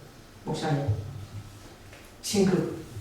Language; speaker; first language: Korean; native; Korean